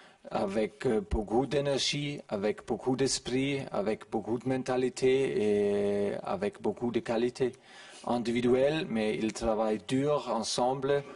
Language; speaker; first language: French; non-native, learner; German